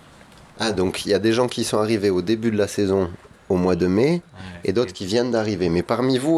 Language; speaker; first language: French; native; French